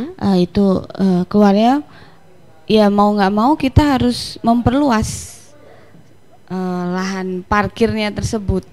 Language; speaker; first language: Indonesian; native; Indonesian